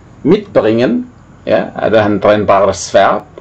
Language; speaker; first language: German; non-native, fluent; Indonesian